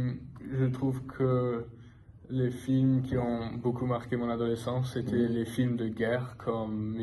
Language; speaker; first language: French; non-native, fluent; English